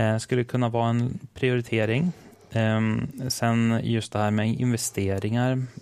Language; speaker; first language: Swedish; early bilingual, other home language; Serbian